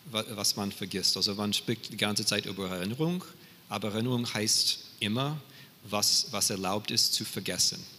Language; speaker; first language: German; non-native, fluent; English